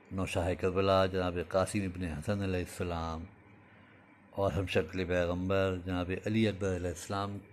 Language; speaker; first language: Urdu; native; Urdu